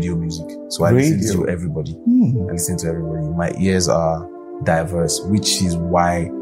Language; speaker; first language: English; non-native, local second language; Yoruba